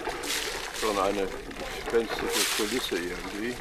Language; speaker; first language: German; native; German